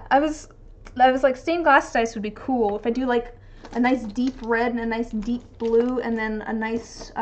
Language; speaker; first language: English; native; English